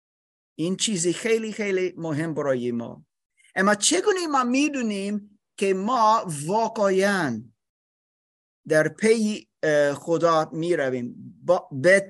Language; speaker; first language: Persian; non-native, fluent; English